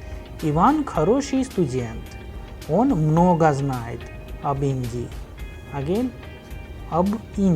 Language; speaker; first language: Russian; non-native, fluent; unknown